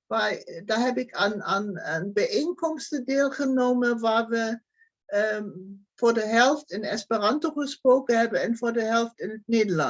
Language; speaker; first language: Dutch; non-native, fluent; German